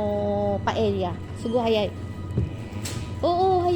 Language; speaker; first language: Japanese; non-native, learner; Filipino